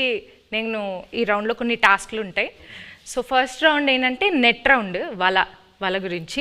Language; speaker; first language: Telugu; native; Telugu